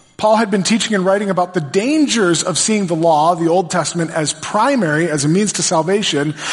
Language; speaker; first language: English; native; English